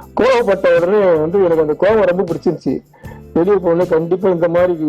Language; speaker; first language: Tamil; native; Tamil